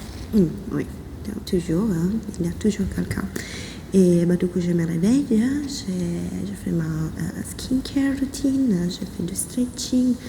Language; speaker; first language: French; non-native, fluent; Italian